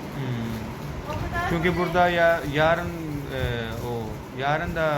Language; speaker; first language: Turkish; non-native, learner; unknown